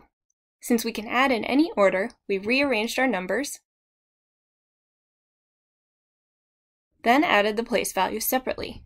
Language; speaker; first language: English; native; English